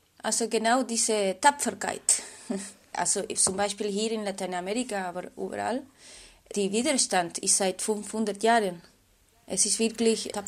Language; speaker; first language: German; non-native, fluent; Spanish